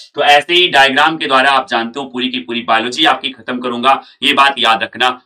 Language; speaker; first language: Hindi; native; Hindi